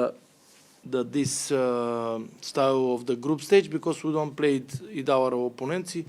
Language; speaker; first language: English; non-native, learner; Bulgarian